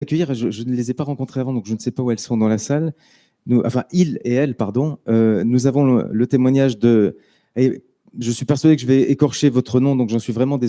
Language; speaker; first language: French; native; French